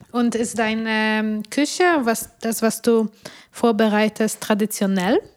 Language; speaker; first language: German; non-native, fluent; Polish